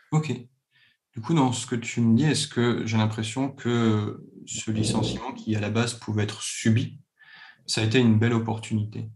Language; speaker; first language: French; native; French